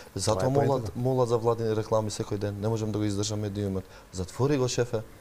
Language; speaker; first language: Macedonian; non-native, local second language; Albanian